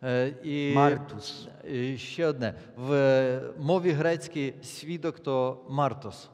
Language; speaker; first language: Polish; non-native, learner; Ukrainian